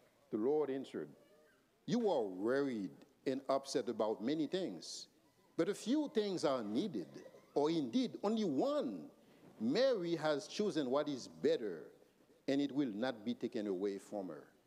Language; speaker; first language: English; non-native, fluent; Haitian Creole